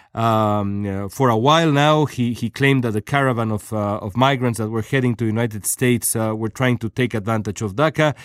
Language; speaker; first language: English; non-native, fluent; Spanish